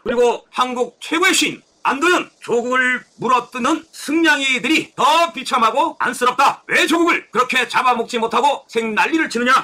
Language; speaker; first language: Korean; native; Korean